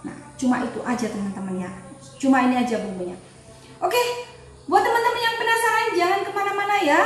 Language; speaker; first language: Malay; non-native, local second language; Javanese